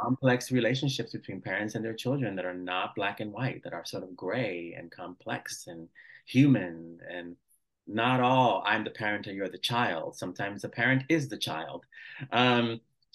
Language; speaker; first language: English; early bilingual, other home language; Spanish